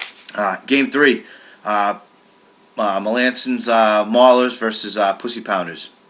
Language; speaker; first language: English; native; English